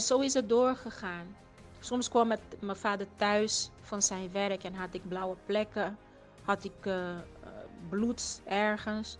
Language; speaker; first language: Dutch; non-native, fluent; Portuguese